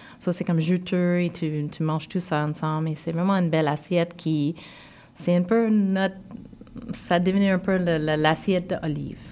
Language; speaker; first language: French; non-native, fluent; English